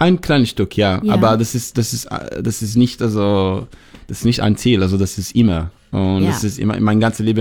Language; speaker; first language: German; non-native, learner; Hebrew